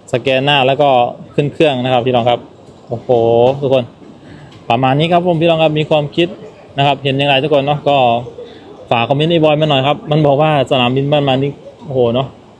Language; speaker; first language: Thai; native; Thai